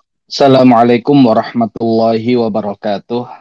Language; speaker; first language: Indonesian; native; Indonesian